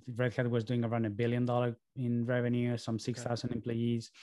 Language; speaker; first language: English; early bilingual, other home language; Spanish